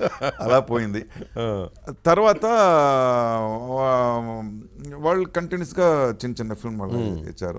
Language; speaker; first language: Telugu; non-native, local second language; Tamil